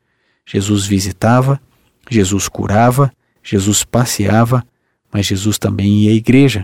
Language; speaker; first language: Portuguese; native; Portuguese